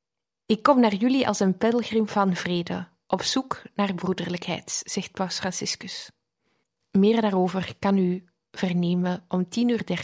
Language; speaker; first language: Dutch; native; Dutch